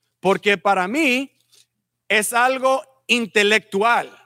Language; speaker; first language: Spanish; early bilingual, heritage; Spanish